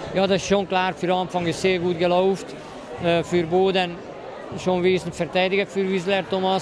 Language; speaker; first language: German; non-native, learner; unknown